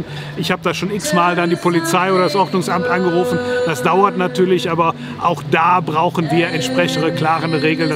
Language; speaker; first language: German; native; German